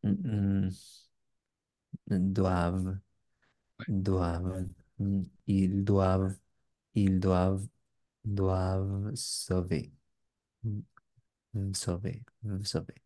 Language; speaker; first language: French; non-native, learner; English